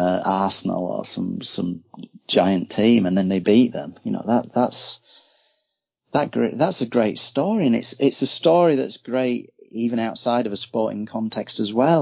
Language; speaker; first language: English; native; English